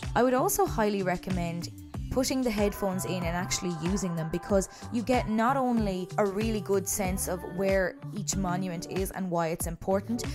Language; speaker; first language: English; native; English